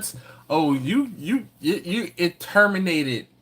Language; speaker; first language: English; native; English